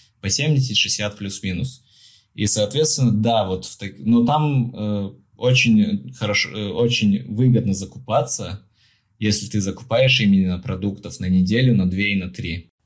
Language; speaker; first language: Russian; non-native, local second language; Tajik